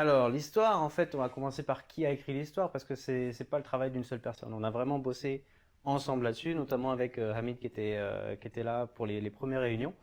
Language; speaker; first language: French; native; French